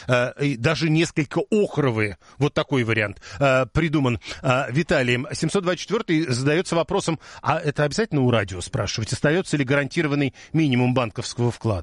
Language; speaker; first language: Russian; native; Russian